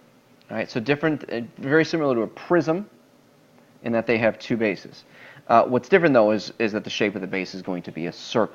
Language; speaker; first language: English; native; English